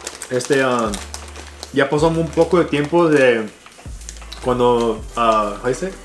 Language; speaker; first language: Spanish; early bilingual, heritage; Spanish